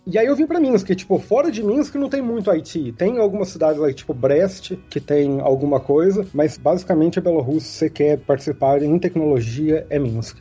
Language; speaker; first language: Portuguese; native; Portuguese